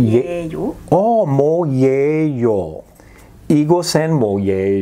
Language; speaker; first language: Korean; non-native, learner; English